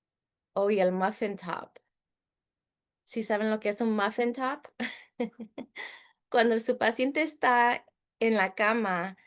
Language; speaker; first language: Spanish; early bilingual, heritage; Spanish